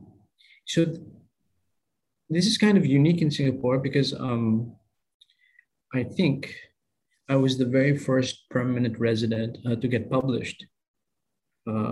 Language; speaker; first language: English; non-native, local second language; Filipino